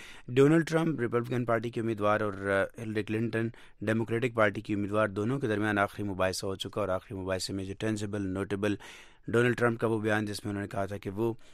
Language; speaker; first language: Urdu; native; Urdu